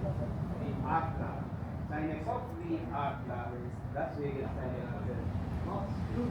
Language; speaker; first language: German; non-native, learner; Sinhala